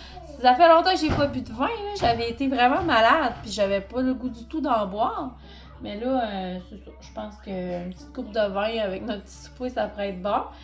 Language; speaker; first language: French; native; French